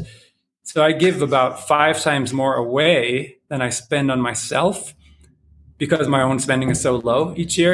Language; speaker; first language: English; native; English